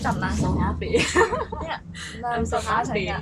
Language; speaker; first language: English; non-native, learner; Thai